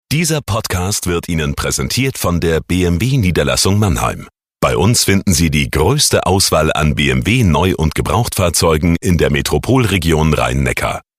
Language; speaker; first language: German; native; German